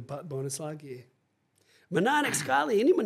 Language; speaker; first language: Indonesian; non-native, fluent; English